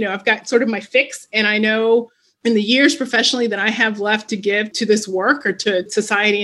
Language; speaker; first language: English; non-native, fluent; Spanish